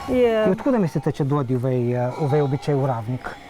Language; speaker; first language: Bosnian; native; Bosnian